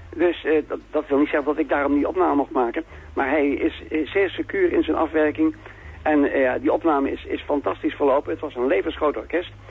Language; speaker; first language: Dutch; native; Dutch